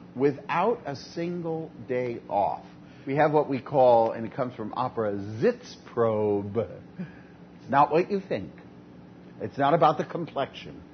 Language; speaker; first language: English; native; English